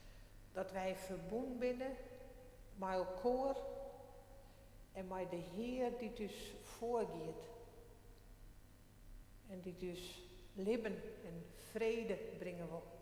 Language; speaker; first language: Dutch; non-native, local second language; Western Frisian